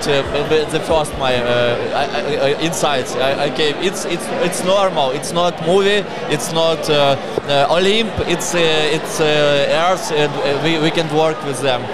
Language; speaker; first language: English; non-native, learner; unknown